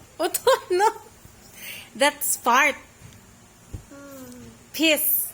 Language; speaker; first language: English; non-native, local second language; Cebuano